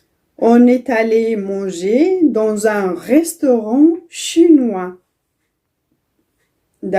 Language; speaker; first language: French; non-native, fluent; Tigrinya